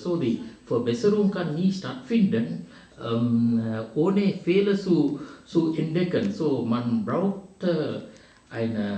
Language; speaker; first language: German; non-native, fluent; Sinhala